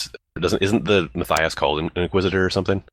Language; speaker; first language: English; native; English